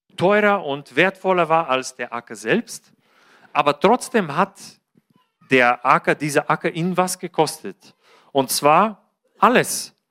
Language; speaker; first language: German; non-native, fluent; Bulgarian